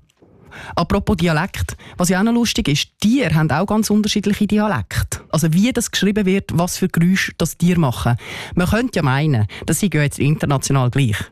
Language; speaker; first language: German; native; German